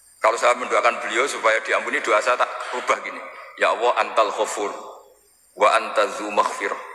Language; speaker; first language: Indonesian; non-native, local second language; Javanese